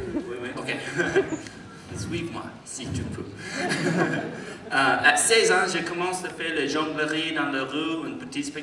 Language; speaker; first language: French; non-native, learner; English